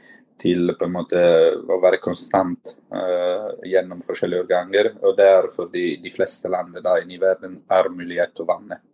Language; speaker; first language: Norwegian; non-native, fluent; Italian